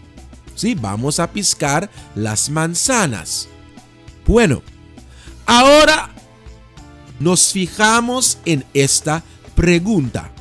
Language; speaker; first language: Spanish; non-native, fluent; Dutch